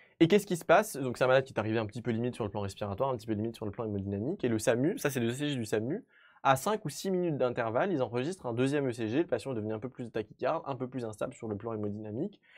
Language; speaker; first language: French; native; French